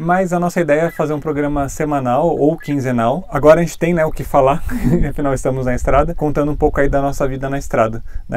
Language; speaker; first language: Portuguese; native; Portuguese